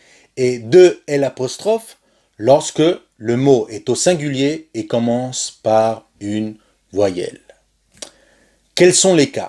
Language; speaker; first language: French; non-native, fluent; Spanish